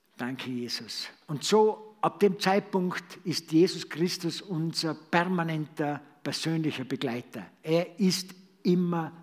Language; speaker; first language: German; native; German